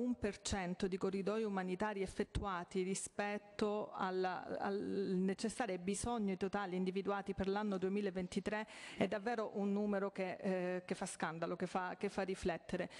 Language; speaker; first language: Italian; native; Italian